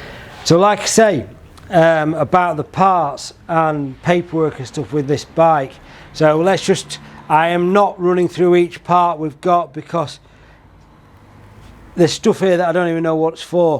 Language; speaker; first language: English; native; English